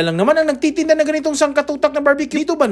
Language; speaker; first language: Filipino; non-native, local second language; Cebuano